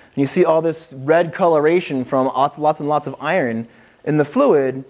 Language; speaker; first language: English; native; English